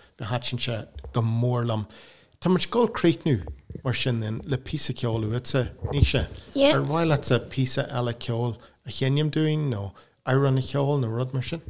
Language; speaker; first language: Irish; non-native, local second language; English